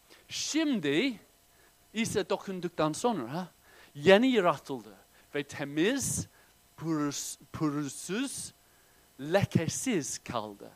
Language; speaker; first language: Turkish; non-native, fluent; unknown